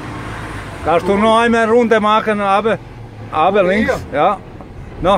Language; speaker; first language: German; non-native, learner; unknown